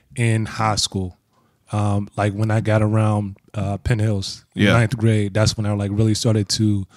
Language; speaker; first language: English; native; English